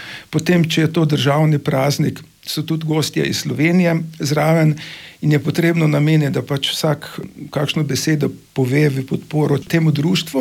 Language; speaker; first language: Slovenian; native; Slovenian